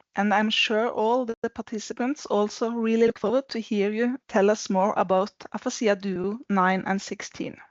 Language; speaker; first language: English; non-native, fluent; Norwegian